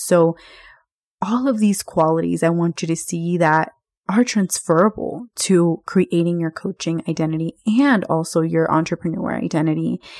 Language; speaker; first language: English; early bilingual, other home language; Spanish